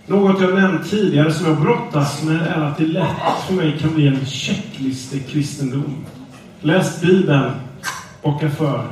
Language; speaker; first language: Swedish; non-native, fluent; English